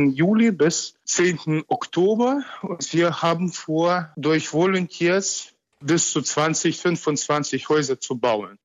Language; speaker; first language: German; non-native, fluent; Ukrainian